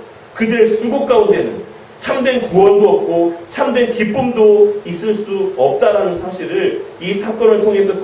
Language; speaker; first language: Korean; native; Korean